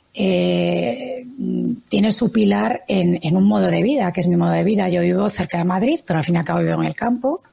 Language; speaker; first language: Spanish; native; Spanish